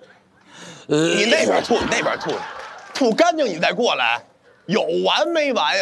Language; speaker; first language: Chinese; native; Chinese